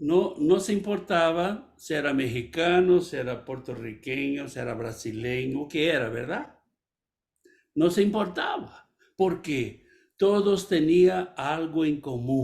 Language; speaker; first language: Spanish; non-native, fluent; Portuguese